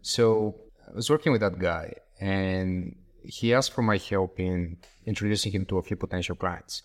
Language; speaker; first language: English; non-native, fluent; Bulgarian